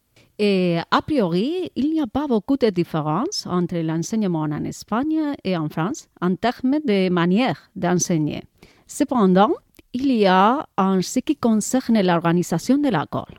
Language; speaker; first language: French; non-native, learner; Spanish